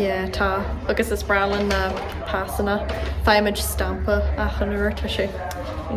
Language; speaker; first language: Irish; non-native, learner; English